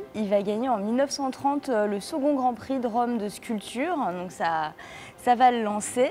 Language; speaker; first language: French; native; French